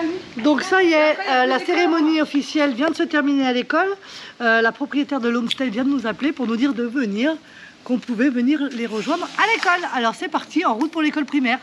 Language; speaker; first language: French; native; French